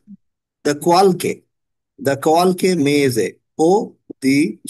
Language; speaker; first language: Italian; non-native, learner; Bangla